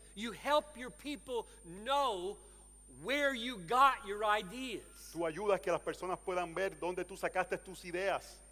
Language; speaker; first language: English; native; English